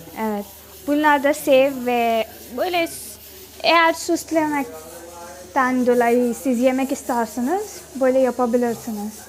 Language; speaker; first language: Turkish; non-native, learner; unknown